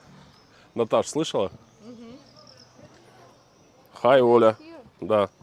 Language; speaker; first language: Russian; native; Russian